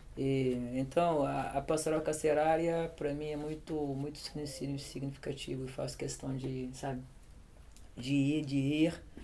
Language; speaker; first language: Portuguese; non-native, local second language; Kabuverdianu